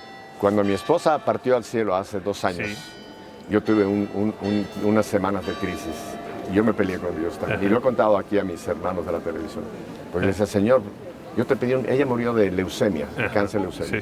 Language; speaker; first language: Spanish; native; Spanish